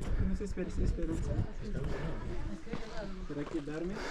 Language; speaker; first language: Spanish; non-native, learner; Turkish